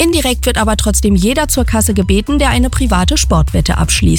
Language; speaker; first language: German; native; German